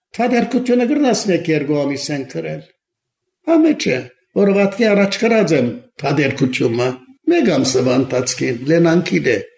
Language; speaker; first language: Armenian; early bilingual, heritage; Armenian